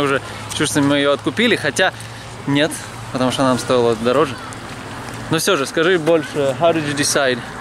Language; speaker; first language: Russian; native; Russian